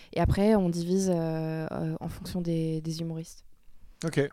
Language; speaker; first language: French; native; French